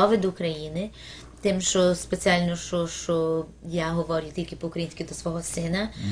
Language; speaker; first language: Ukrainian; early bilingual, heritage; Ukrainian